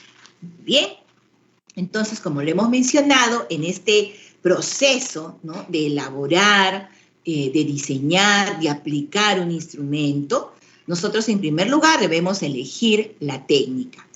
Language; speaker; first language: Spanish; native; Spanish